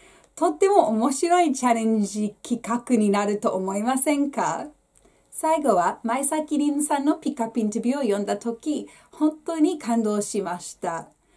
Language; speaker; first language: Japanese; non-native, fluent; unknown